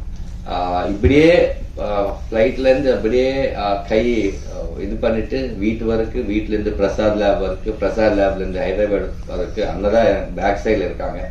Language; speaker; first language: Tamil; non-native, learner; Telugu